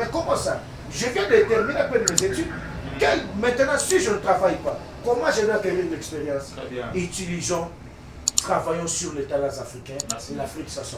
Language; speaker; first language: French; non-native, local second language; Lingala